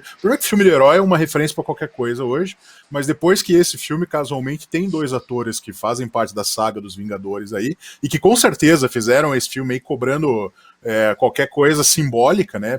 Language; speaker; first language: Portuguese; native; Portuguese